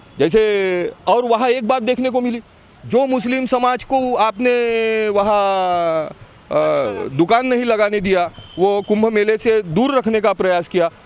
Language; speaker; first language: Hindi; non-native, local second language; Marathi